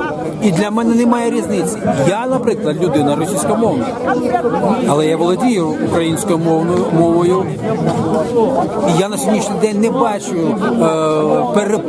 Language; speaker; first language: Ukrainian; non-native, local second language; Russian